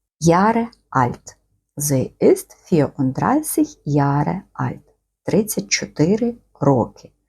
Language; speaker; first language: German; non-native, fluent; Ukrainian